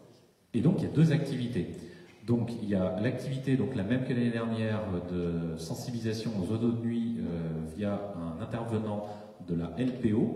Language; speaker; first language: French; native; French